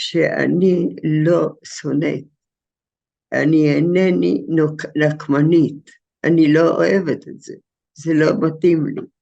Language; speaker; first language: Hebrew; non-native, fluent; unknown